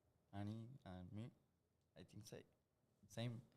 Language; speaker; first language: English; non-native, learner; Spanish